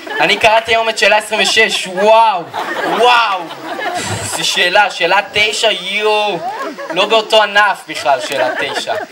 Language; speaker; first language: Hebrew; native; Hebrew